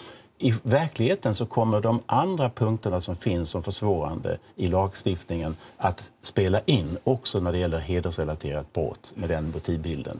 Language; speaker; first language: Swedish; native; Swedish